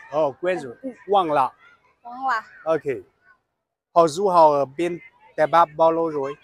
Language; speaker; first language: Vietnamese; non-native, fluent; Chinese